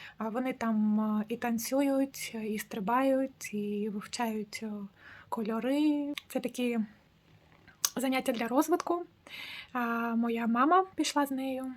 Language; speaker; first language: Ukrainian; non-native, local second language; Russian